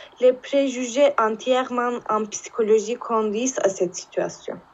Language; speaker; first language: French; non-native, learner; Turkish